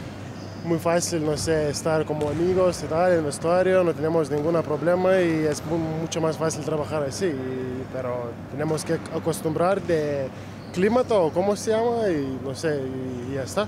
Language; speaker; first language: Spanish; non-native, learner; Lithuanian